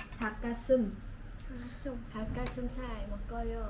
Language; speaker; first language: Korean; non-native, learner; Vietnamese